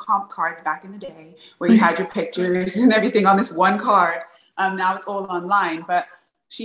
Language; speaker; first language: English; native; English